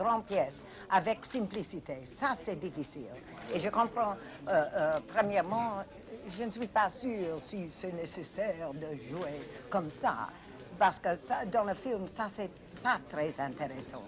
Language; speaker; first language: French; non-native, fluent; English